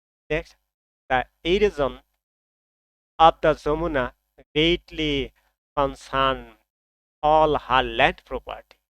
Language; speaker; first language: English; non-native, local second language; Bangla